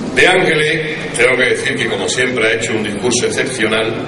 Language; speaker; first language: Spanish; native; Spanish